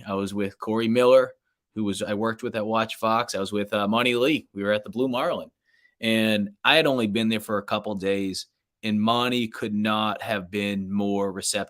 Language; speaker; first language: English; native; English